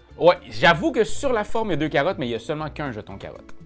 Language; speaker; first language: French; native; French